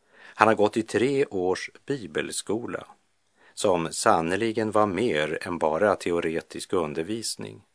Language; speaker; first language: Swedish; native; Swedish